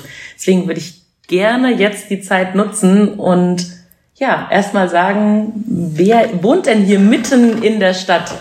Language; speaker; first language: German; native; German